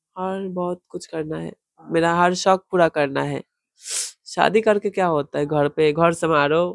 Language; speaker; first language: Hindi; non-native, local second language; Bangla